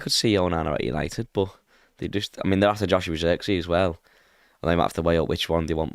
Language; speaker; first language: English; native; English